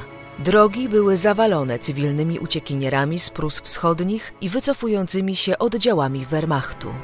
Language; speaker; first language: Polish; native; Polish